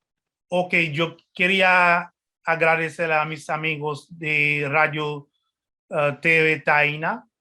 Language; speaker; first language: Spanish; non-native, fluent; French